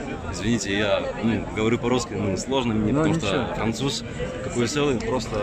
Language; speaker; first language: Russian; early bilingual, heritage; French